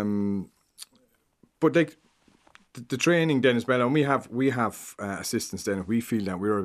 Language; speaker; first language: English; native; English